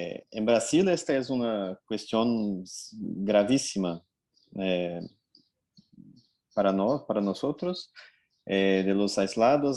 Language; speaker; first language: Spanish; non-native, fluent; Portuguese